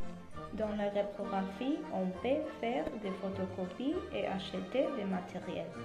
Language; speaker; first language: French; non-native, learner; Spanish